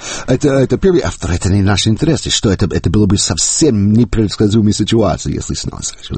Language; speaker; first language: Russian; non-native, fluent; English